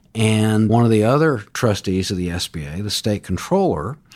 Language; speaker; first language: English; native; English